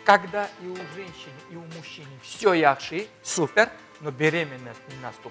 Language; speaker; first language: Russian; non-native, fluent; Georgian